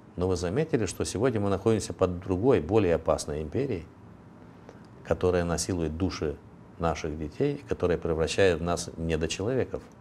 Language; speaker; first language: Russian; non-native, local second language; Romanian